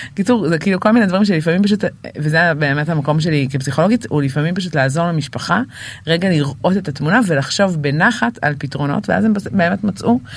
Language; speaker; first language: Hebrew; native; Hebrew